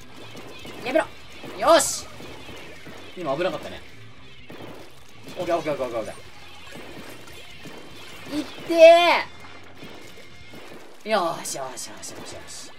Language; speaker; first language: Japanese; native; Japanese